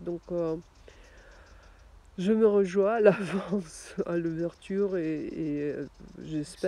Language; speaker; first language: French; non-native, fluent; Russian